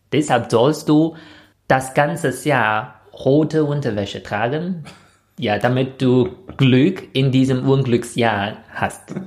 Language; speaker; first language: German; non-native, fluent; Chinese